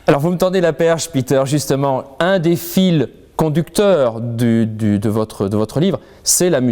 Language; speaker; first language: French; native; French